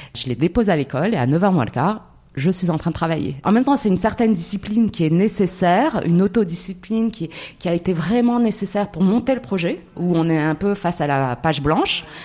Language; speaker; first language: French; non-native, local second language; Arabic